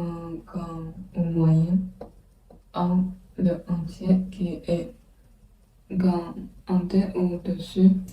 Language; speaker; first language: French; non-native, learner; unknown